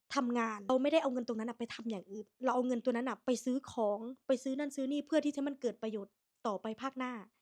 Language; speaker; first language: Thai; native; Thai